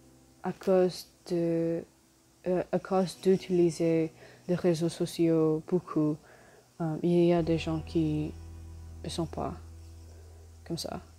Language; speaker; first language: French; non-native, learner; English